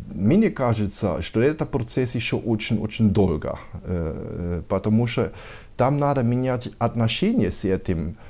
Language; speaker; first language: Russian; non-native, fluent; German